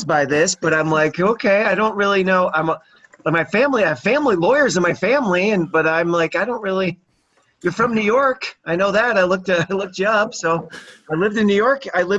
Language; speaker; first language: English; native; English